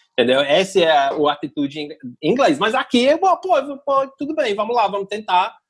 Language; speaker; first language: Portuguese; non-native, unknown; English